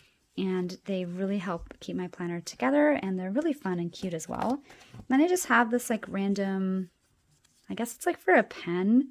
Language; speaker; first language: English; native; English